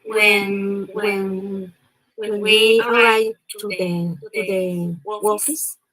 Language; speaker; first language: English; non-native, learner; Spanish